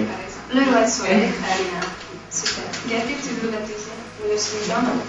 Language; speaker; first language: French; non-native, fluent; Hungarian